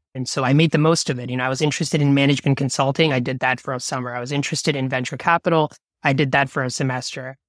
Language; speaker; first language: English; non-native, local second language; Bangla